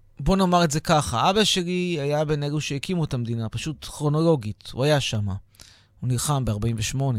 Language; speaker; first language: Hebrew; native; Hebrew